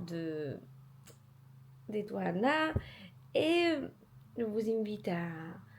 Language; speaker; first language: French; non-native, learner; Polish